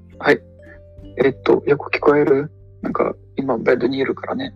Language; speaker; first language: Japanese; non-native, learner; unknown